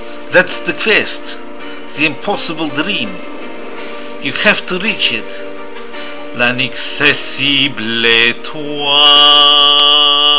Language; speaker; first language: English; native; English